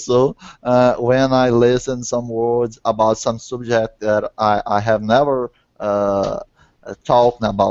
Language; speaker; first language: English; non-native, learner; Portuguese